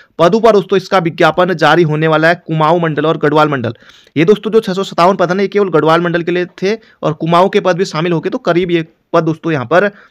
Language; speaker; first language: Hindi; native; Hindi